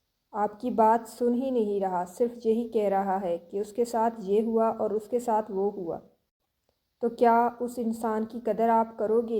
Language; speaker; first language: Urdu; native; Urdu